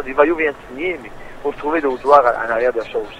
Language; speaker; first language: French; native; French